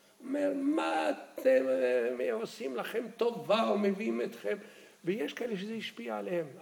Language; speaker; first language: Hebrew; early bilingual, other home language; Arabic